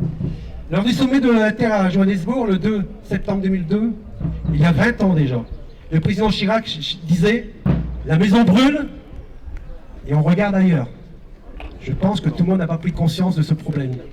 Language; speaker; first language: French; native; French